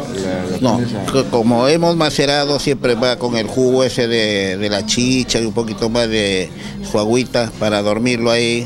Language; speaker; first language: Spanish; native; Spanish